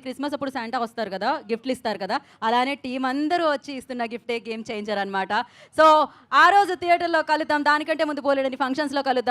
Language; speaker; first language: Telugu; native; Telugu